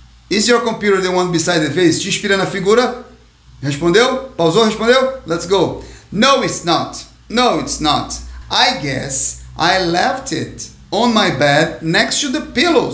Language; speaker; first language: English; non-native, fluent; Portuguese